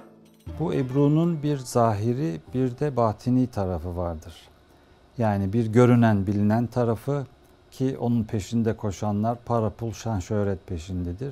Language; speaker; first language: Turkish; native; Turkish